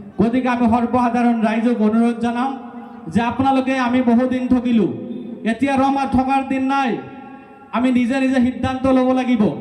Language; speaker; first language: Assamese; non-native, local second language; Bangla